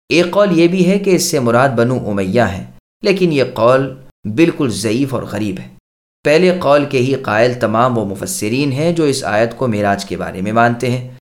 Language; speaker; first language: Urdu; native; Urdu